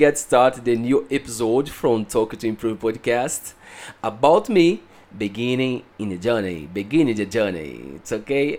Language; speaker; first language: English; non-native, learner; Portuguese